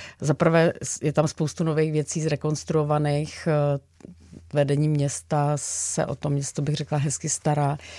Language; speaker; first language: Czech; native; Czech